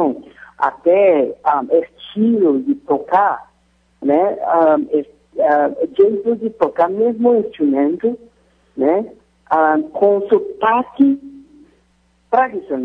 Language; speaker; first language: Portuguese; non-native, fluent; Yoruba